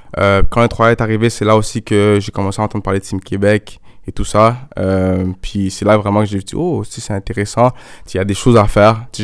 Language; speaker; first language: French; native; French